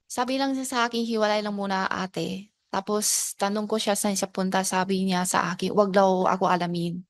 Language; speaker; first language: Filipino; non-native, learner; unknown